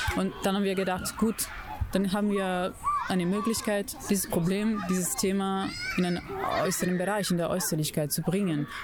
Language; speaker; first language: German; non-native, fluent; Italian